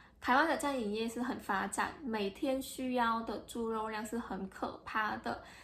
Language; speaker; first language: Chinese; non-native, fluent; Vietnamese